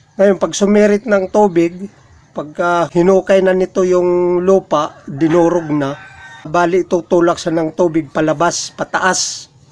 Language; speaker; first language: Filipino; non-native, local second language; Cebuano